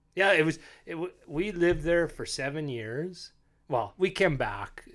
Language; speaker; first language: English; native; English